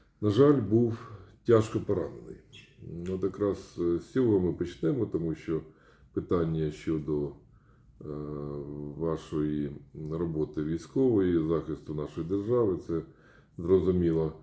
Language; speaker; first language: Ukrainian; native; Ukrainian